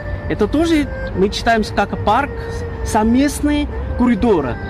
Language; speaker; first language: Russian; non-native, learner; Chinese